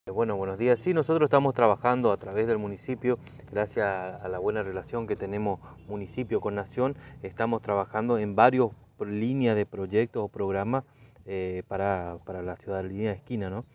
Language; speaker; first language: Spanish; native; Spanish